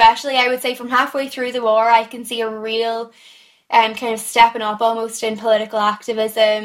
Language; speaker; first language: English; native; English